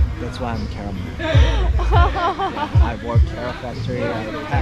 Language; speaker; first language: English; non-native, learner; Korean